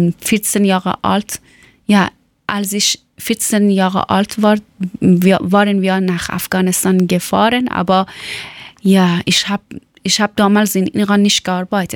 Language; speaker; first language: German; non-native, learner; Persian